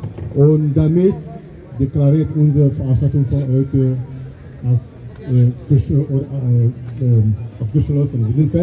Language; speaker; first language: German; non-native, fluent; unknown